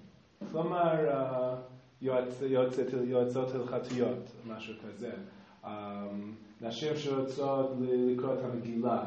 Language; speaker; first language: Hebrew; non-native, fluent; English